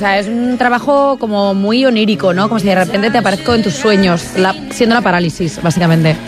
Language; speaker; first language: Spanish; native; Spanish